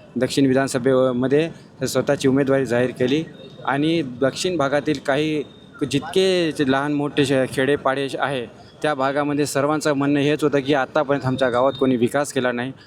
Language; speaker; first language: Marathi; non-native, local second language; Hindi